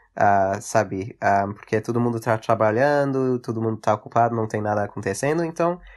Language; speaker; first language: Portuguese; early bilingual, heritage; English